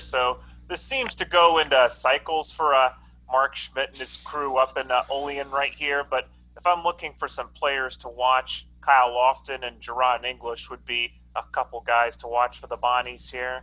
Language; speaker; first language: English; native; English